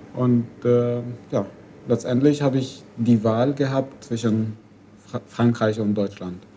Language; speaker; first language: German; non-native, fluent; Arabic